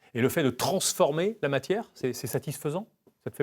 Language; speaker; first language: French; native; French